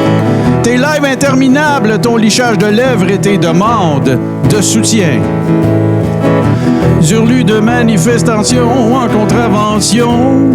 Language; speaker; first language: French; native; French